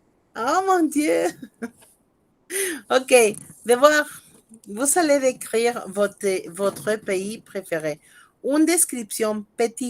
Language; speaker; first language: French; non-native, fluent; Spanish